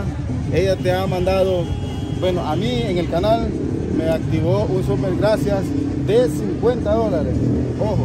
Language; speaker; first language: Spanish; native; Spanish